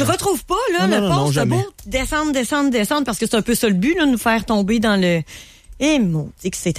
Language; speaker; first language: French; native; French